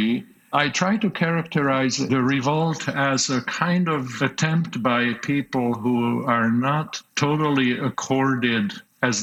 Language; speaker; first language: English; non-native, fluent; Slovak